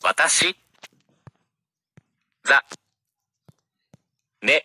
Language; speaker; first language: Japanese; non-native, learner; Thai